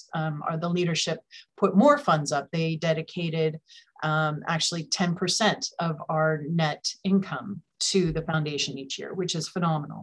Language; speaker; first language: English; native; English